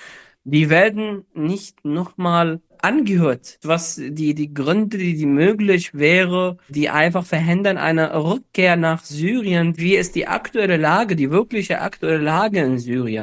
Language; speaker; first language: German; non-native, fluent; Arabic